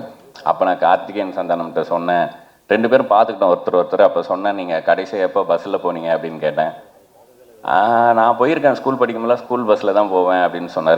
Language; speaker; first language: Tamil; native; Tamil